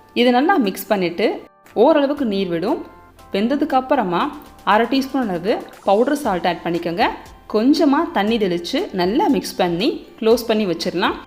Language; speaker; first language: Tamil; native; Tamil